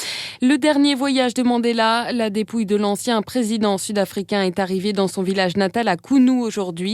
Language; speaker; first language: French; native; French